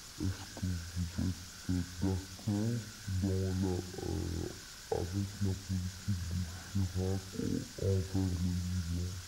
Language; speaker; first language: French; non-native, local second language; Arabic